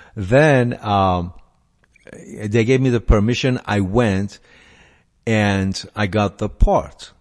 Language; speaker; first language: English; non-native, fluent; Persian